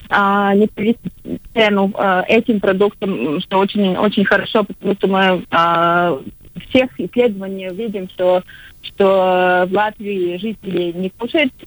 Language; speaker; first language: Russian; non-native, local second language; Latvian